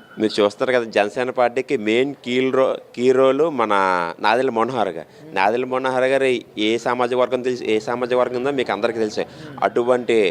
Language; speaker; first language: Telugu; native; Telugu